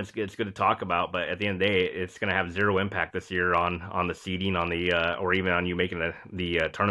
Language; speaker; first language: English; native; English